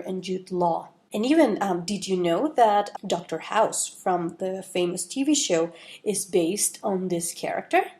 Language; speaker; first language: English; non-native, fluent; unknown